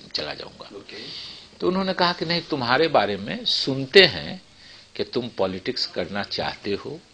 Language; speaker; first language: Hindi; native; Hindi